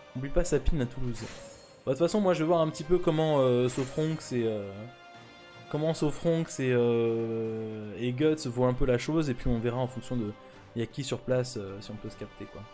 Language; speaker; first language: French; native; French